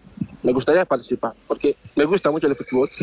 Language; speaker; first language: Spanish; non-native, learner; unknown